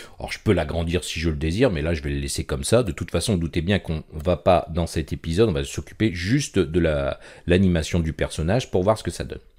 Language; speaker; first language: French; native; French